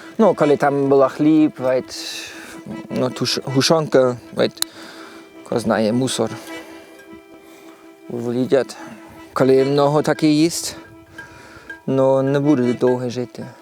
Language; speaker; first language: Ukrainian; non-native, learner; German